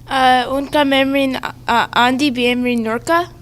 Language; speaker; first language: Albanian; early bilingual, heritage; Albanian